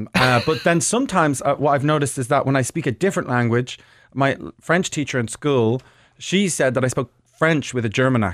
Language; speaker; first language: English; native; English